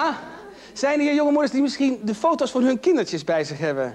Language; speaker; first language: Dutch; native; Dutch